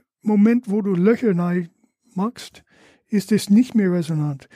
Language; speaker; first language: German; non-native, fluent; English